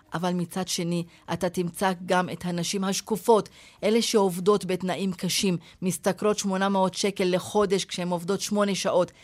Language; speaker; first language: Hebrew; non-native, local second language; Arabic